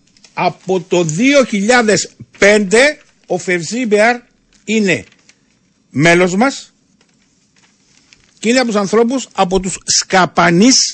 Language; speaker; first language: Greek; native; Greek